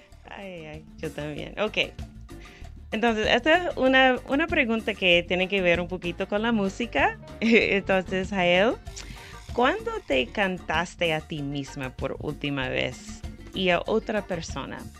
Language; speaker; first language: Spanish; non-native, fluent; English